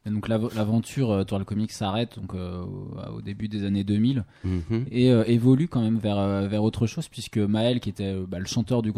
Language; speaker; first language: French; native; French